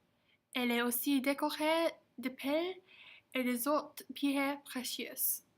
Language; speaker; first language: French; non-native, learner; Chinese